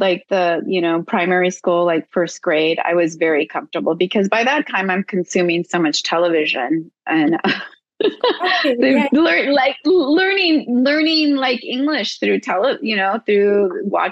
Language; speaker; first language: English; early bilingual, other home language; Spanish